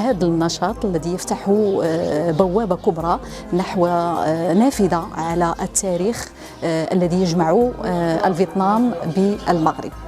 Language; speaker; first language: Arabic; native; Arabic